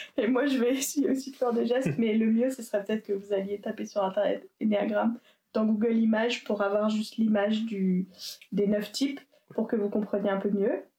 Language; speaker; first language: French; native; French